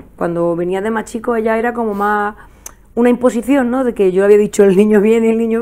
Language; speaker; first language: Spanish; native; Spanish